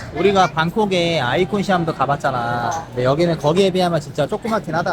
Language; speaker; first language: Korean; native; Korean